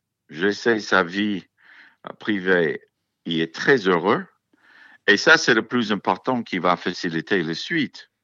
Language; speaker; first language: French; non-native, fluent; English